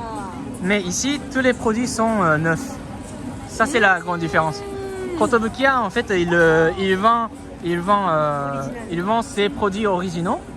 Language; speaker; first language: French; non-native, fluent; Japanese